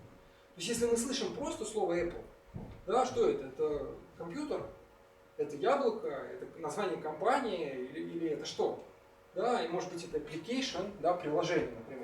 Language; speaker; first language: Russian; native; Russian